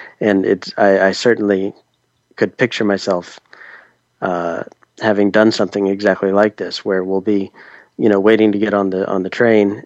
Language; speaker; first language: English; native; English